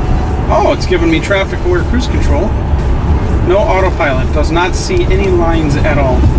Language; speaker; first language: English; native; English